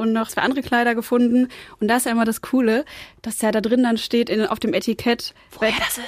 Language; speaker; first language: German; native; German